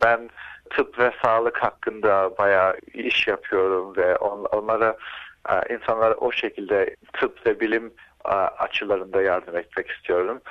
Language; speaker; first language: Turkish; early bilingual, heritage; Turkish